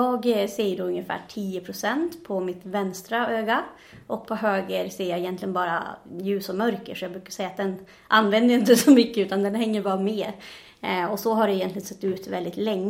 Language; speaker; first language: Swedish; native; Swedish